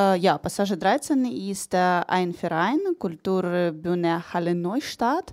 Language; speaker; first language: German; non-native, learner; Ukrainian